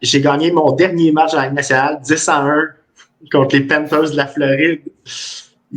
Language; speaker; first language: French; native; French